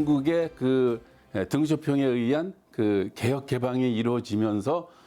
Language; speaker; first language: Korean; native; Korean